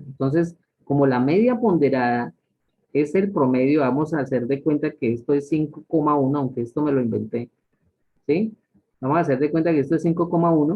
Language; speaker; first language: Spanish; native; Spanish